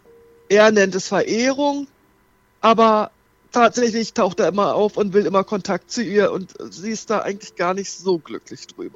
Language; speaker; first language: German; native; German